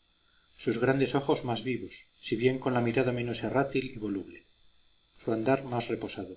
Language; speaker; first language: Spanish; native; Spanish